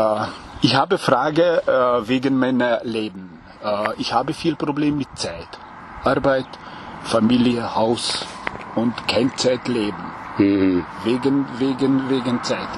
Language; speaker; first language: German; non-native, learner; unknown